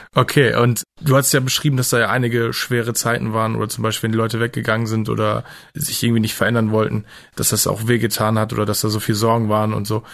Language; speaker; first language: German; native; German